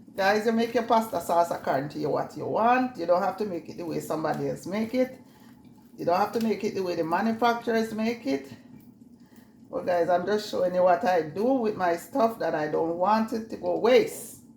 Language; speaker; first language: English; non-native, local second language; Jamaican Creole English